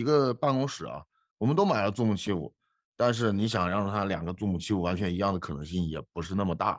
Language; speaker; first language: Chinese; native; Chinese